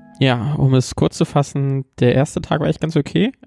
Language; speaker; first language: German; native; German